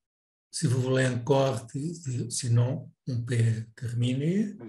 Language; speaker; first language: French; non-native, fluent; Portuguese